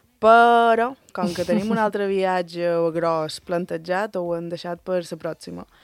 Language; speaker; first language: Catalan; early bilingual, other home language; Spanish